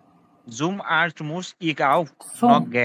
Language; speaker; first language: German; non-native, learner; Bangla